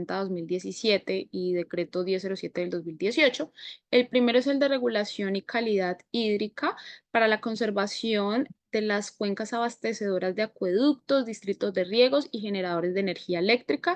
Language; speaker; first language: Spanish; native; Spanish